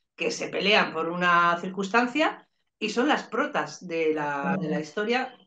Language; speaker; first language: Spanish; native; Spanish